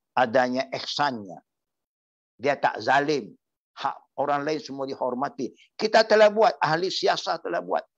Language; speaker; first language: Malay; non-native, local second language; Chinese